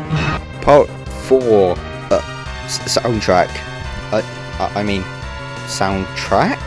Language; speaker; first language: English; native; English